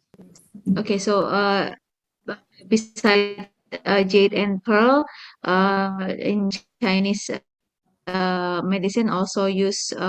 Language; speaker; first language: English; non-native, fluent; Indonesian